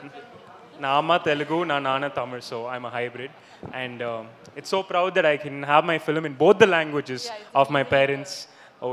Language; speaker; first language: Telugu; early bilingual, heritage; Tamil